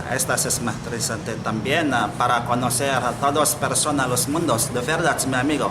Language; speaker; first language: Spanish; non-native, learner; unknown